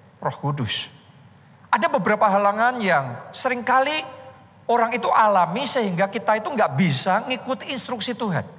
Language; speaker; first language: Indonesian; native; Indonesian